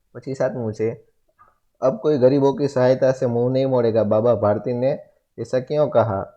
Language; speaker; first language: Hindi; non-native, local second language; Gujarati